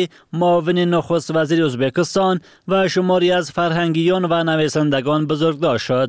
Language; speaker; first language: Persian; native; Persian